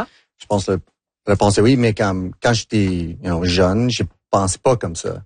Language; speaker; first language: French; non-native, local second language; English